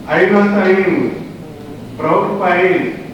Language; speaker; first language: Portuguese; non-native, local second language; Kayapó